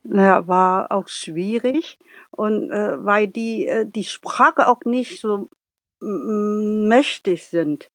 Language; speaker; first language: German; non-native, learner; Vietnamese